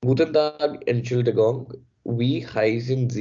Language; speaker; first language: German; non-native, learner; Hindi